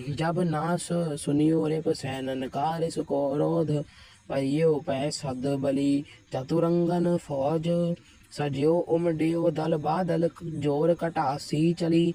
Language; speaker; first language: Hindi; non-native, local second language; Punjabi